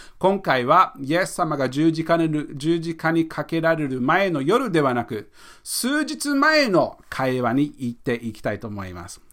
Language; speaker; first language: Japanese; non-native, fluent; English